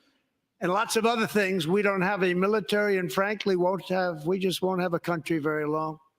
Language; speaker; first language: English; native; English